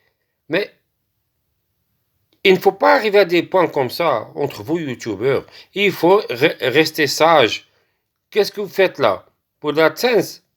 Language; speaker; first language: French; non-native, local second language; Arabic